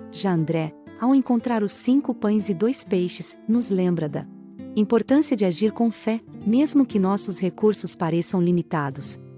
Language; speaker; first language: Portuguese; native; Portuguese